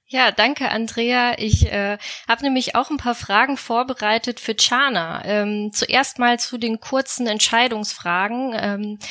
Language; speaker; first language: German; native; German